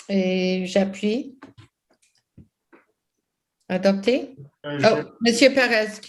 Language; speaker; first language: French; non-native, local second language; English